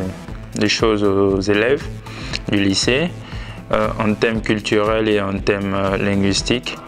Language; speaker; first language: French; non-native, fluent; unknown